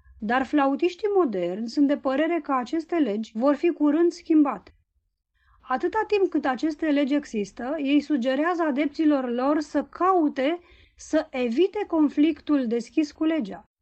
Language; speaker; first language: Romanian; native; Romanian